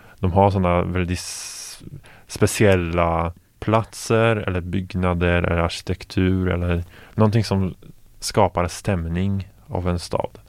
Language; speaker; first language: Swedish; non-native, fluent; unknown